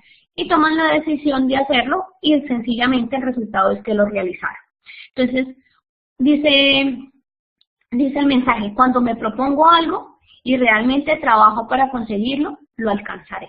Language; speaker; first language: Spanish; native; Spanish